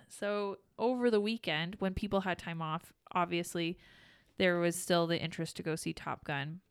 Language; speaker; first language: English; native; English